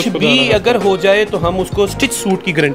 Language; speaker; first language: Urdu; native; Urdu